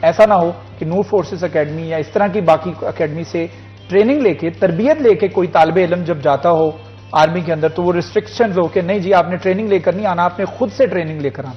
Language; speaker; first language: Hindi; non-native, local second language; Punjabi